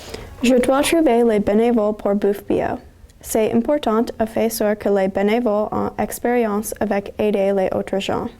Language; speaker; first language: French; non-native, learner; English